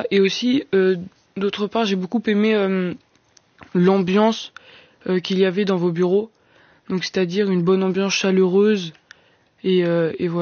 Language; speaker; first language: French; native; French